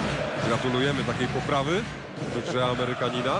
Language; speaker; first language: Polish; native; Polish